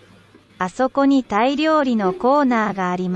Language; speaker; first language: Japanese; non-native, learner; Vietnamese